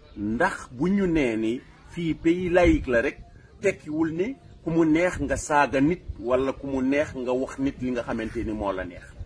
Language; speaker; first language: Wolof; non-native, local second language; Fula